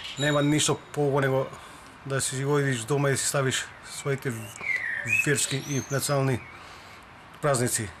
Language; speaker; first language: Macedonian; native; Macedonian